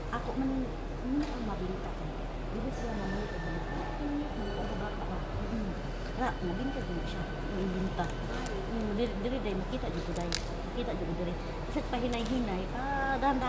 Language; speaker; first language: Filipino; non-native, local second language; Cebuano